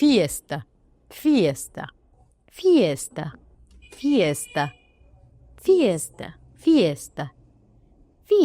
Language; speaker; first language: Spanish; non-native, learner; Arabic